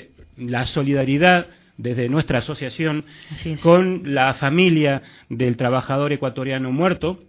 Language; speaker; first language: Spanish; native; Spanish